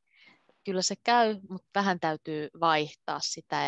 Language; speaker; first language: Finnish; native; Finnish